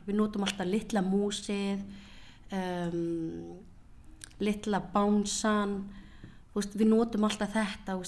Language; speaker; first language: Icelandic; early bilingual, other home language; Vietnamese